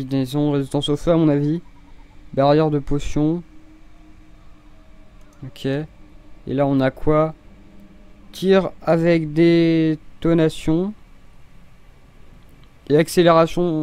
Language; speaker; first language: French; native; French